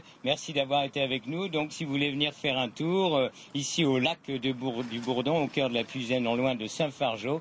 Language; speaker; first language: French; native; French